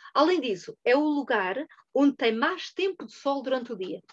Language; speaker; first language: Portuguese; native; Portuguese